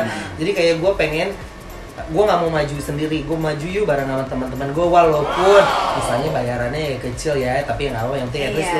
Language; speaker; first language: Indonesian; native; Indonesian